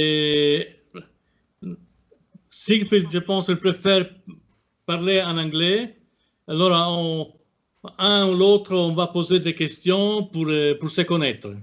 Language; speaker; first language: French; non-native, fluent; Italian